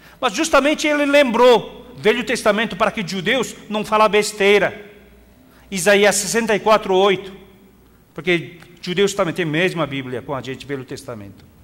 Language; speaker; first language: Portuguese; non-native, fluent; Korean